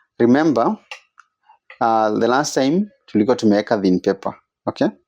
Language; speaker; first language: Swahili; native; Swahili